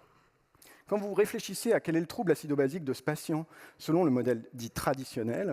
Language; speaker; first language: French; native; French